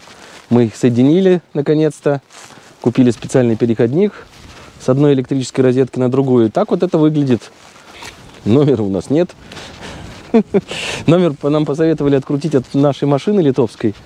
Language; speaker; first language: Russian; native; Russian